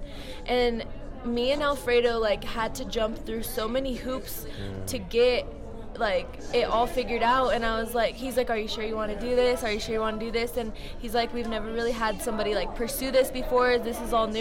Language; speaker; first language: English; native; English